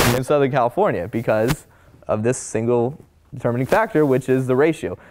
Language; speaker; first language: English; native; English